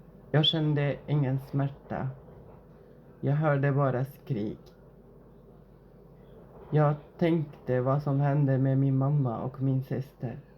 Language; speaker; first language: Swedish; non-native, fluent; Arabic